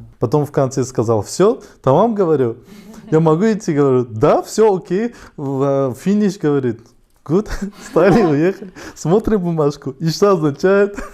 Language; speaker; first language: Russian; non-native, fluent; Tajik